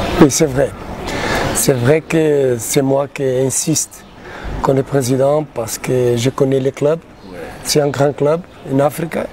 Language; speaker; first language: French; non-native, learner; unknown